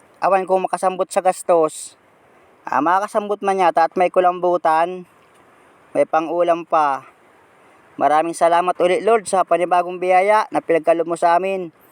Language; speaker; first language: Filipino; native; Filipino